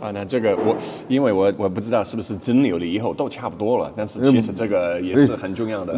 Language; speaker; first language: Chinese; non-native, fluent; English